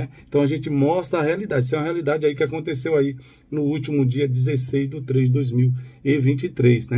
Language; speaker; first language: Portuguese; native; Portuguese